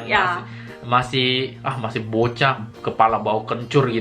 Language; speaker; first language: Indonesian; native; Indonesian